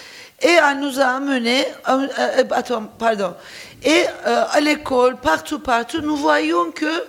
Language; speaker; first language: French; non-native, fluent; Turkish